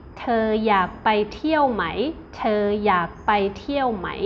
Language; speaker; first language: Thai; non-native, fluent; Burmese